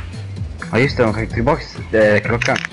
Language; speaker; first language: Swedish; early bilingual, other home language; Turkish